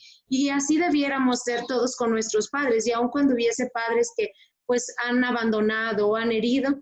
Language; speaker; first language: Spanish; native; Spanish